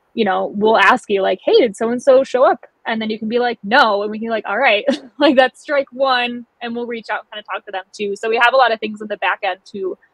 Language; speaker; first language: English; native; English